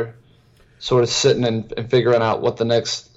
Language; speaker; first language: English; native; English